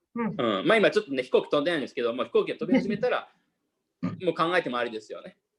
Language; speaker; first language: Japanese; native; Japanese